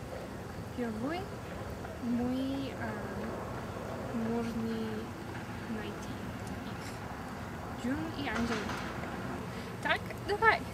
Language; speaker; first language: Russian; non-native, learner; English